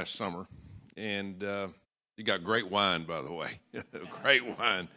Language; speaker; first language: English; native; English